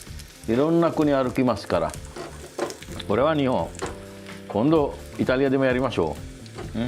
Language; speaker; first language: Japanese; non-native, fluent; Sinhala